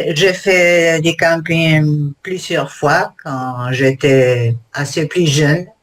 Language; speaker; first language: French; non-native, learner; Spanish